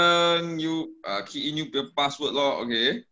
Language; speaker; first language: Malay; non-native, local second language; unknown